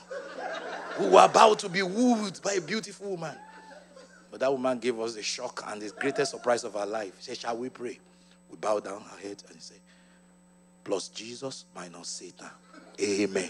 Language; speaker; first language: English; non-native, local second language; Yoruba